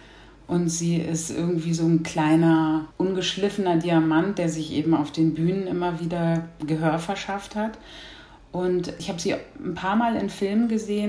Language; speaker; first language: German; native; German